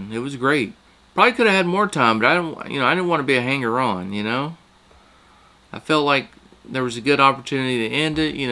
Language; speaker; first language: English; native; English